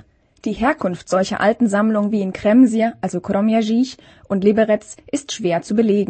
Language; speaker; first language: German; native; German